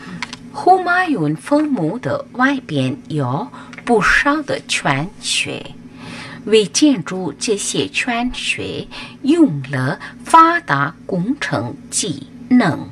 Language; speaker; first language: Chinese; non-native, fluent; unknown